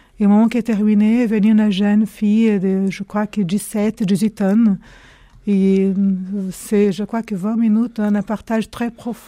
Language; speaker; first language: French; non-native, fluent; Portuguese